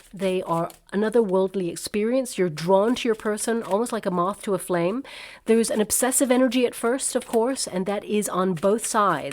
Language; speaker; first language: English; native; English